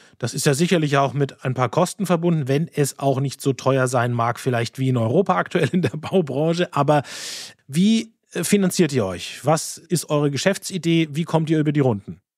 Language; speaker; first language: German; native; German